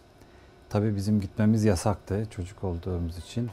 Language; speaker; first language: Turkish; native; Turkish